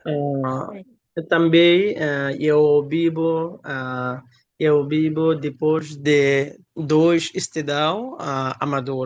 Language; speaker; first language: Portuguese; non-native, learner; Bangla